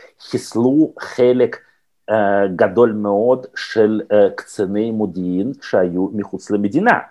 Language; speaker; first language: Hebrew; non-native, fluent; Russian